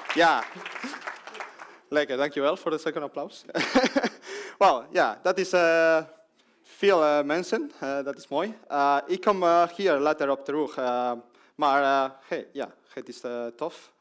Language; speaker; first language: Dutch; non-native, learner; Spanish